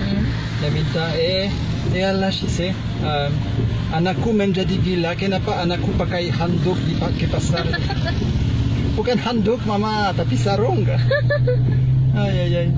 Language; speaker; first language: Indonesian; non-native, learner; French